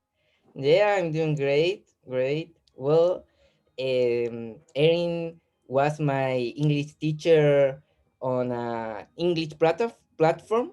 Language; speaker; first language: English; non-native, learner; Spanish